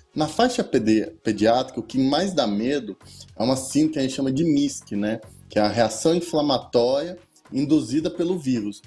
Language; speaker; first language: Portuguese; native; Portuguese